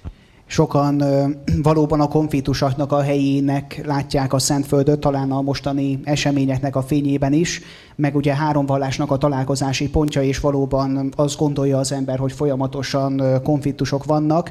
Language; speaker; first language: Hungarian; native; Hungarian